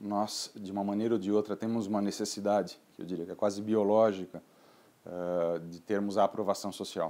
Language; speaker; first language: Portuguese; native; Portuguese